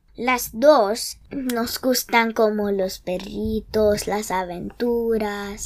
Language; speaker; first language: Spanish; early bilingual, heritage; English